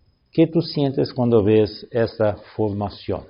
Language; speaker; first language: Spanish; non-native, learner; Portuguese